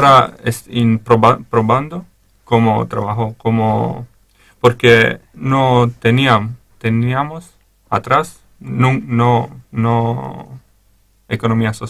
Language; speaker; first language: Spanish; non-native, learner; Romanian